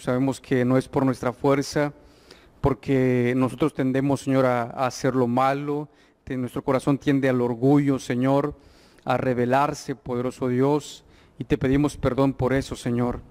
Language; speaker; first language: Spanish; native; Spanish